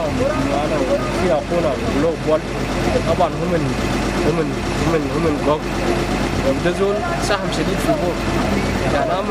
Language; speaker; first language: Arabic; non-native, local second language; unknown